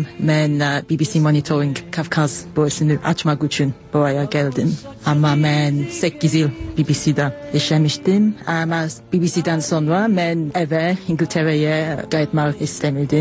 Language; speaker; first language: Azerbaijani; non-native, learner; English